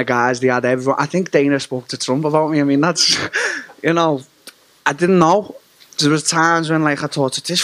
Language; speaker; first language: English; native; English